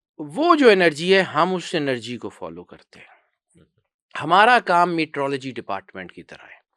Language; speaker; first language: Urdu; non-native, local second language; Punjabi